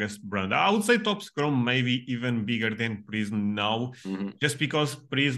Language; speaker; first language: English; non-native, fluent; Portuguese